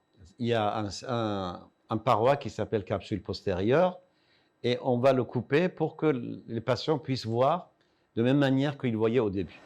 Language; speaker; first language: French; non-native, fluent; Persian